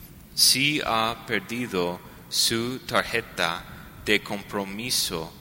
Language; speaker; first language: Spanish; non-native, learner; English